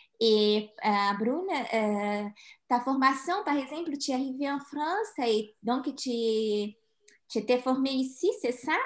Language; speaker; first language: French; non-native, learner; Portuguese